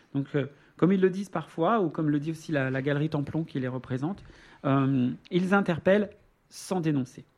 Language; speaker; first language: French; native; French